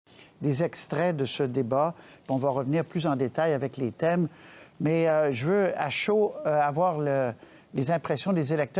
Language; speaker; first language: French; native; French